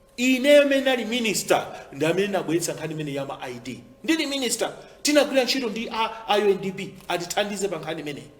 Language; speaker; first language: Nyanja; native; Nyanja